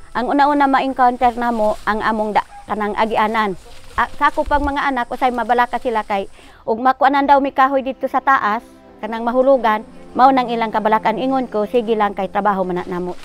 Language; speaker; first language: Cebuano; non-native, local second language; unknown